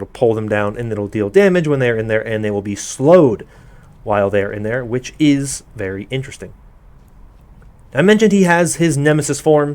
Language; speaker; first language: English; native; English